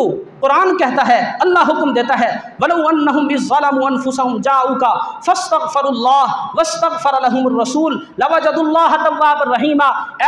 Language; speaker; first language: Urdu; native; Urdu